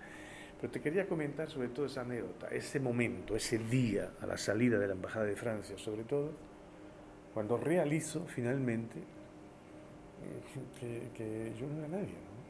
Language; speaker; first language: Spanish; early bilingual, heritage; Spanish